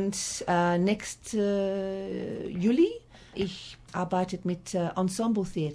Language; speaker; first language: German; non-native, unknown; English